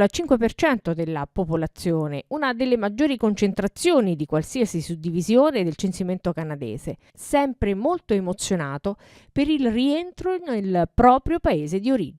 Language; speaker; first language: Italian; native; Italian